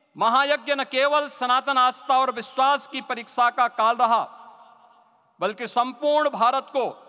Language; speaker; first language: Hindi; native; Hindi